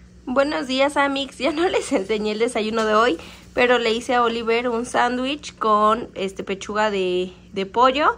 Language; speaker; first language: Spanish; native; Spanish